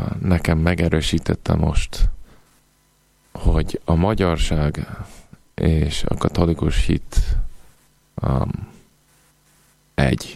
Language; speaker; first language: Hungarian; non-native, fluent; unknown